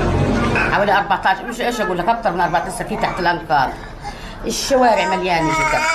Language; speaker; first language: Arabic; native; Arabic